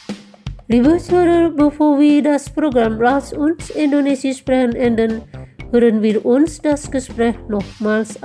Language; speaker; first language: German; non-native, fluent; Indonesian